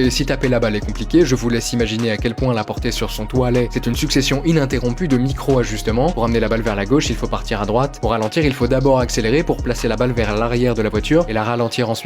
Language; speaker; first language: French; native; French